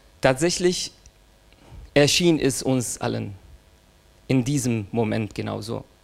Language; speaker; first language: German; non-native, fluent; Arabic